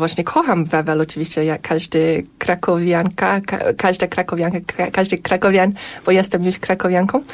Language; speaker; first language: Polish; non-native, fluent; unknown